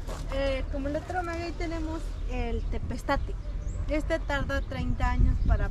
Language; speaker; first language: Spanish; native; Spanish